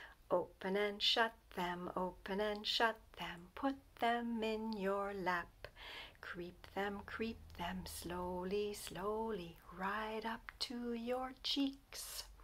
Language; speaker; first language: English; native; English